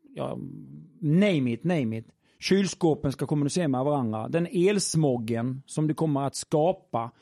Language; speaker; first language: Swedish; native; Swedish